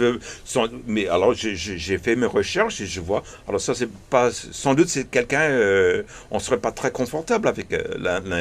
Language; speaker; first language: French; early bilingual, heritage; English